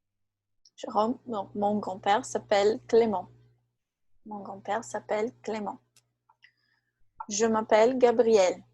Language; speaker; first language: French; non-native, fluent; Portuguese